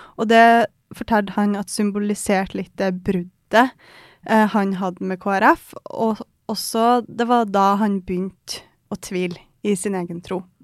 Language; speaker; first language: Norwegian; early bilingual, other home language; Persian